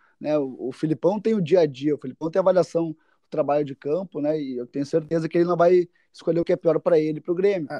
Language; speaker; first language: Portuguese; native; Portuguese